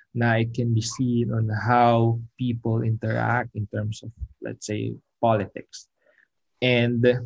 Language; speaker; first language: English; non-native, local second language; Filipino